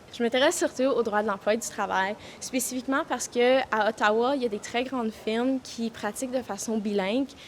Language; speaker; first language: French; native; French